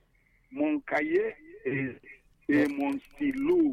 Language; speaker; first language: French; non-native, learner; English